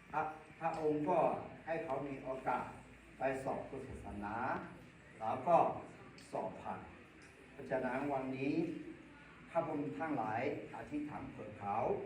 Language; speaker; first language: Thai; non-native, local second language; Akha